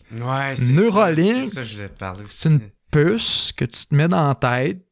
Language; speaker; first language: French; native; French